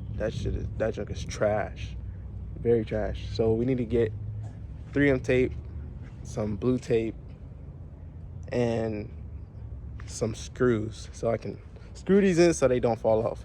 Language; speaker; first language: English; native; English